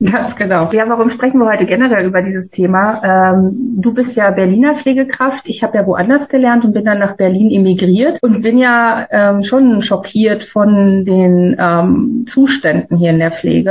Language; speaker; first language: German; native; German